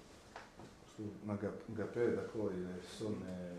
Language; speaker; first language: French; non-native, learner; Slovenian